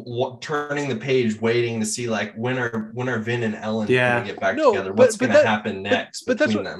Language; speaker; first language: English; native; English